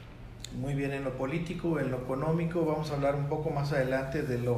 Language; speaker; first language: Spanish; native; Spanish